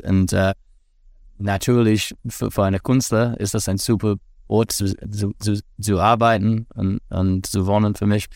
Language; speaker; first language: German; non-native, learner; English